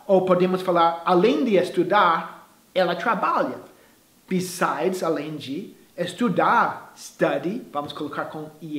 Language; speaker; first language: Portuguese; non-native, fluent; English